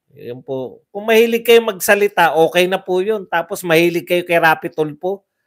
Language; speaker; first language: Filipino; non-native, local second language; Cebuano